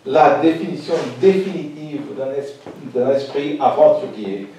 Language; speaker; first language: French; non-native, fluent; Portuguese